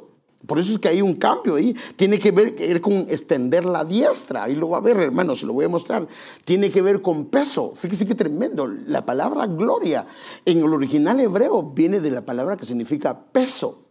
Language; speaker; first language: Spanish; native; Spanish